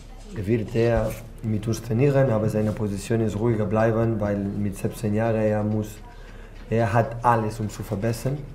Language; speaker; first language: German; non-native, learner; Spanish